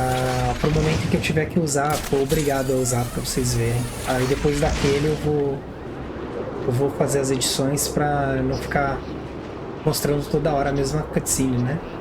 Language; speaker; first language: Portuguese; native; Portuguese